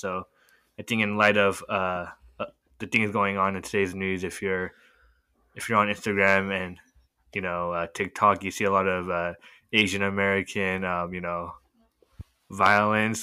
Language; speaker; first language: English; native; English